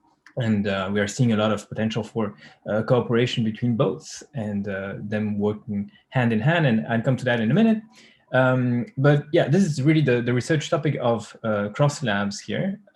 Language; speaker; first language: English; non-native, fluent; French